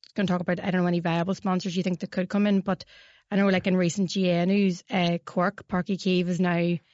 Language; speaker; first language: English; native; English